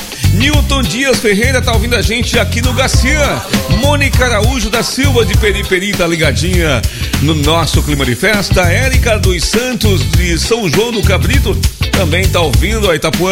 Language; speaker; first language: Portuguese; native; Portuguese